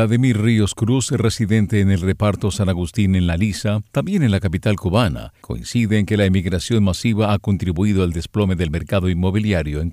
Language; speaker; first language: Spanish; native; Spanish